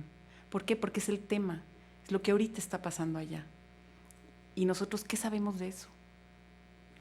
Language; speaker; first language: Spanish; native; Spanish